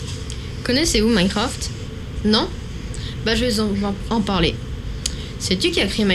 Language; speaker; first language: French; native; French